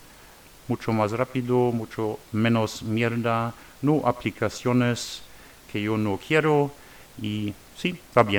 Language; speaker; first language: Spanish; non-native, learner; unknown